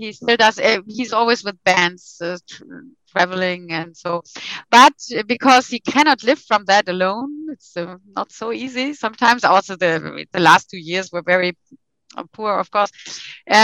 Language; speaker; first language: English; non-native, fluent; German